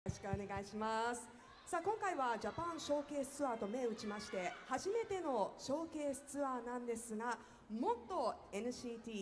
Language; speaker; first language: Japanese; native; Japanese